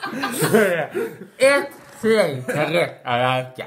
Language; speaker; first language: Swedish; non-native, learner; English